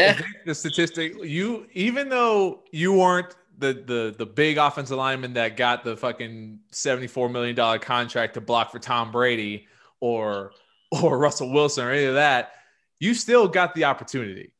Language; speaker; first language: English; native; English